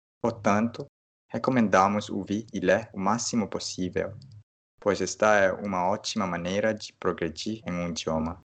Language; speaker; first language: Portuguese; non-native, fluent; Malay